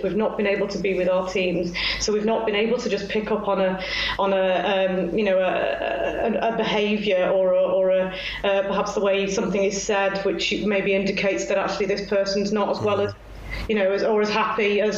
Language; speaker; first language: English; native; English